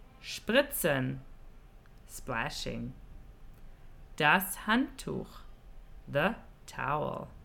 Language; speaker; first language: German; non-native, fluent; English